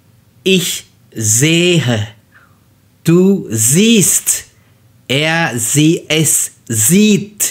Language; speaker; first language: German; non-native, fluent; Khmer